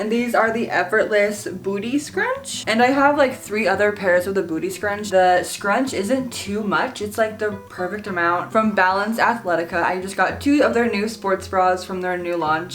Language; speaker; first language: English; native; English